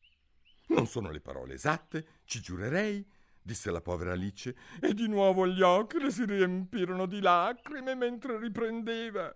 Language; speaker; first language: Italian; native; Italian